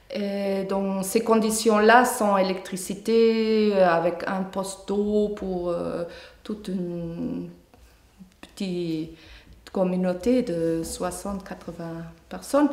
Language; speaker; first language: French; non-native, fluent; German